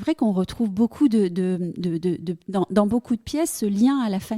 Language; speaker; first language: French; native; French